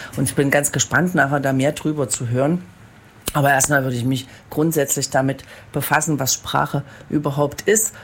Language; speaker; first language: German; native; German